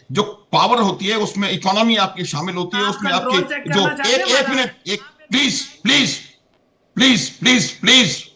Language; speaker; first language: Hindi; native; Hindi